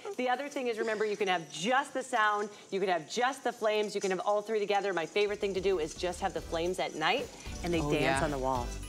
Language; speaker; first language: English; native; English